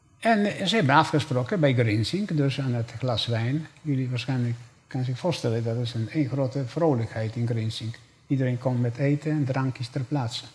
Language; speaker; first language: Dutch; non-native, fluent; Polish